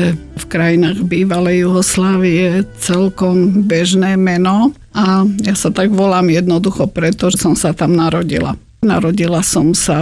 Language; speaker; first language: Slovak; native; Slovak